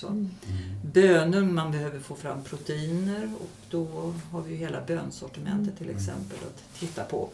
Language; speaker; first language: Swedish; native; Swedish